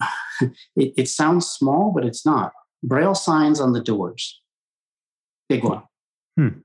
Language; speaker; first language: English; native; English